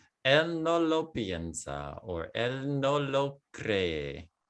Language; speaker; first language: Spanish; non-native, fluent; English